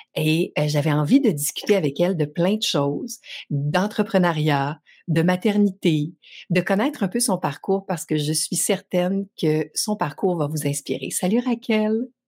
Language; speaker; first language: French; native; French